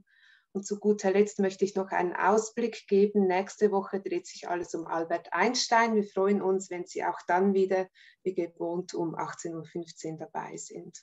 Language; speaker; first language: German; native; German